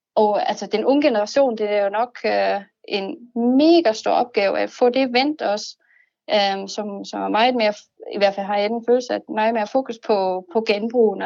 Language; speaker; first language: Danish; non-native, fluent; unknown